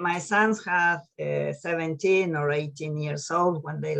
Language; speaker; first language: English; non-native, learner; Spanish